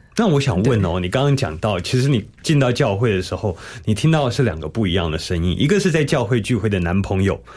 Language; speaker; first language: Chinese; native; Chinese